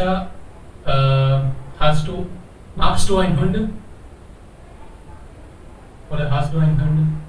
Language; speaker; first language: German; non-native, learner; Hindi